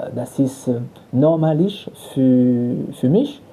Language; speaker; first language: German; non-native, learner; French